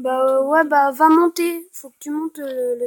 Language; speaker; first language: French; native; French